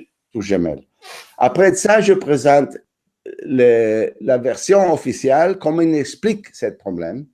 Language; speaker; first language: French; non-native, fluent; Italian